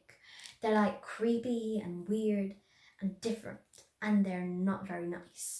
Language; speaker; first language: English; native; English